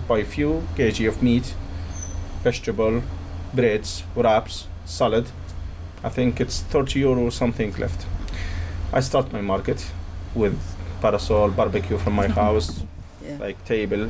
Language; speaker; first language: English; non-native, fluent; Arabic